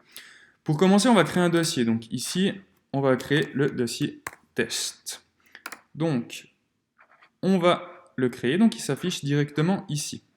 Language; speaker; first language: French; native; French